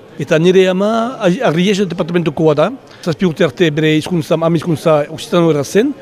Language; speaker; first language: Basque; non-native, fluent; French